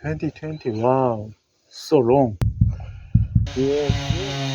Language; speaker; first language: English; non-native, learner; Korean